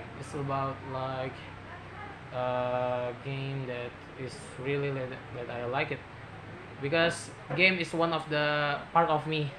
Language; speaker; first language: English; non-native, learner; Indonesian